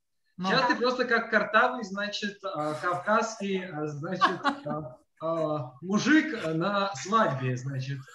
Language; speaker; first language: Russian; native; Russian